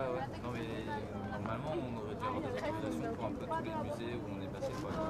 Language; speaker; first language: French; native; French